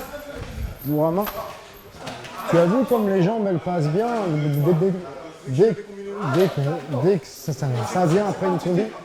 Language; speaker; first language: French; native; French